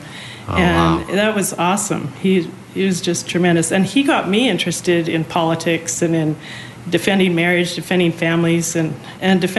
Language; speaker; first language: English; native; English